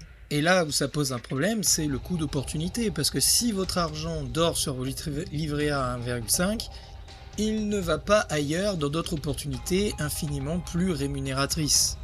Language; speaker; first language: French; native; French